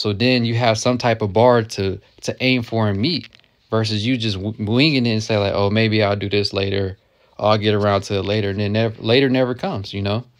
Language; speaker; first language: English; native; English